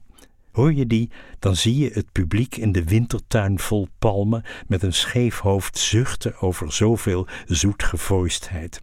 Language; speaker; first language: Dutch; native; Dutch